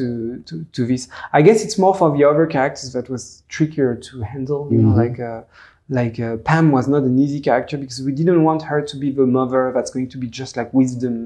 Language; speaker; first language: English; non-native, fluent; French